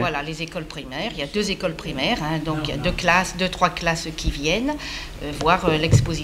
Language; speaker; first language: French; native; French